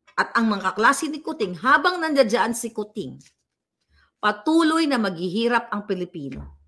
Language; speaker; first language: Filipino; native; Filipino